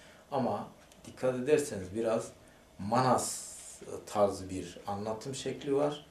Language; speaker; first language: Turkish; native; Turkish